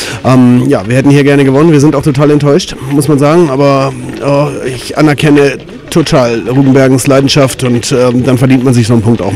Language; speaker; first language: German; native; German